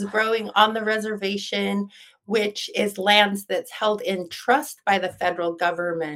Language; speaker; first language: English; native; English